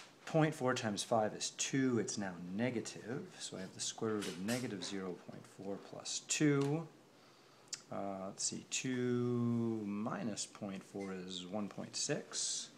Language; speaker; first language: English; native; English